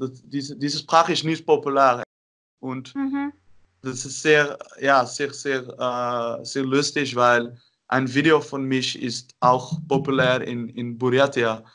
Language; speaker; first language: German; non-native, learner; Dutch